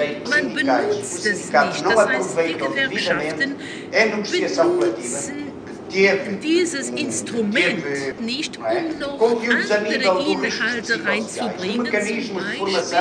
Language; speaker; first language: German; non-native, fluent; Portuguese